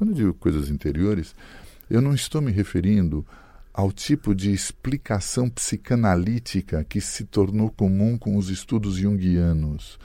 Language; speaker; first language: Portuguese; early bilingual, other home language; Italian